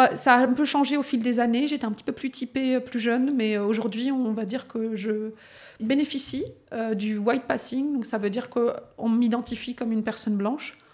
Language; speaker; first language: French; native; French